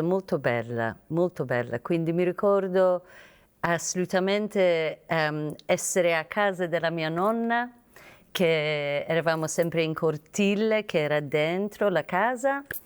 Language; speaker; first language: Italian; non-native, fluent; Persian